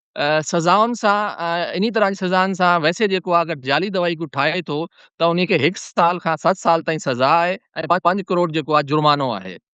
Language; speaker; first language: Sindhi; non-native, local second language; Urdu